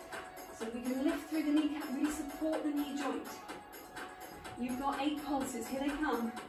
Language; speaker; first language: English; native; English